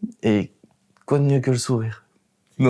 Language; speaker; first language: French; native; French